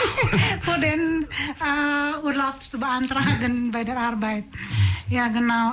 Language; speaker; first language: German; non-native, fluent; Indonesian